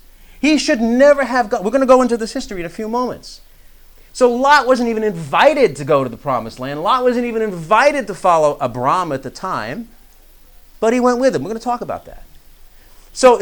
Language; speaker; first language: English; native; English